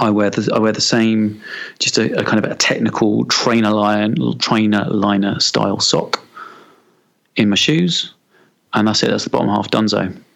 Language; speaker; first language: English; native; English